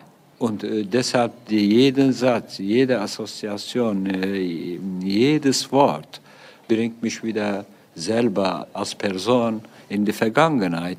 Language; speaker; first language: German; non-native, fluent; Turkish